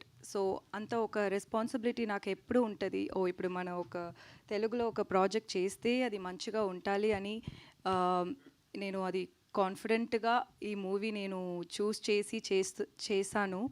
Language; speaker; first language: Telugu; non-native, learner; Tamil